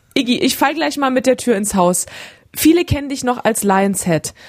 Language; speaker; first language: German; native; German